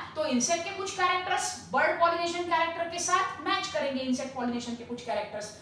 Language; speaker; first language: Hindi; non-native, local second language; Marathi